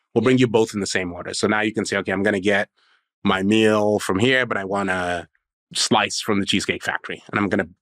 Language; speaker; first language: English; non-native, local second language; Akan